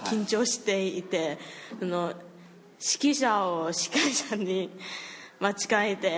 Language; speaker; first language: Japanese; non-native, learner; Chinese